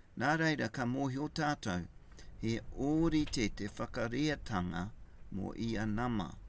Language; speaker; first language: Māori; non-native, local second language; English